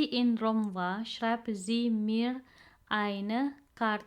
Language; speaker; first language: German; non-native, fluent; Indonesian